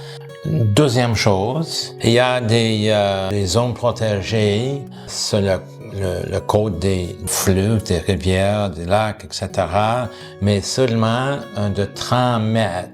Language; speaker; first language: French; non-native, local second language; English